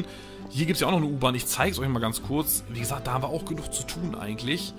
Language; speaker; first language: German; native; German